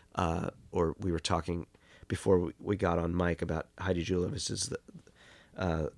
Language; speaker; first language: English; native; English